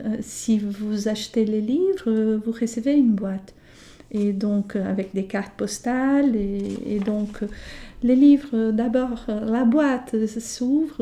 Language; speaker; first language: French; non-native, fluent; Portuguese